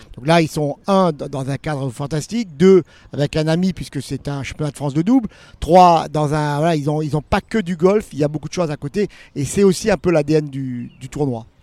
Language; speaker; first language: French; native; French